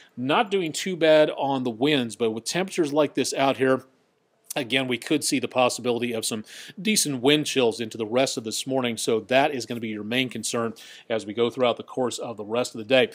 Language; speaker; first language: English; native; English